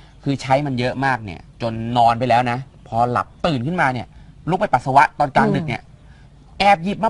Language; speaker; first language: Thai; native; Thai